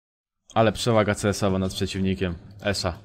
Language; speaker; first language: Polish; native; Polish